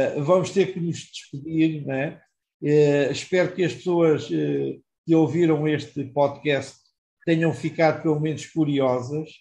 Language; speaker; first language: Portuguese; native; Portuguese